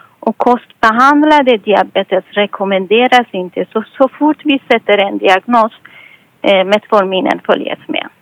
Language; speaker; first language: Swedish; non-native, fluent; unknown